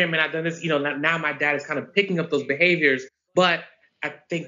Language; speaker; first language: English; native; English